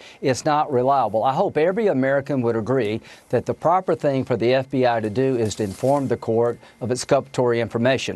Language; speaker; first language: English; native; English